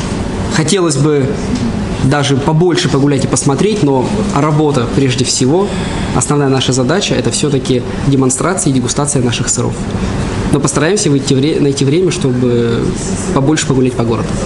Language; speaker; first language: Russian; native; Russian